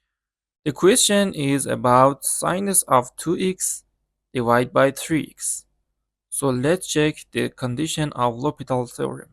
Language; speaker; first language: English; non-native, learner; Persian